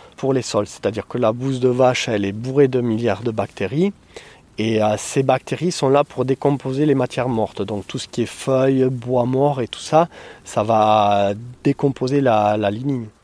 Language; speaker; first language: French; native; French